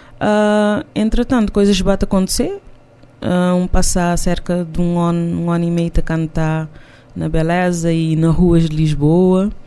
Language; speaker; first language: Portuguese; non-native, local second language; Kabuverdianu